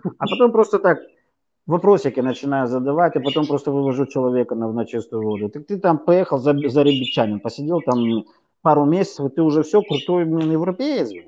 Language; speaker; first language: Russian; native; Russian